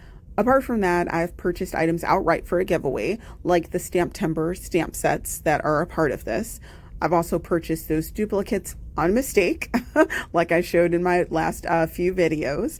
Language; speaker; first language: English; native; English